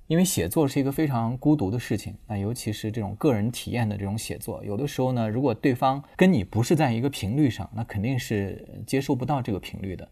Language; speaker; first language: Chinese; native; Chinese